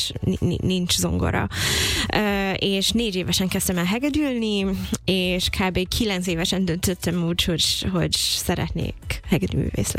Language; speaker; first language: Hungarian; non-native, fluent; English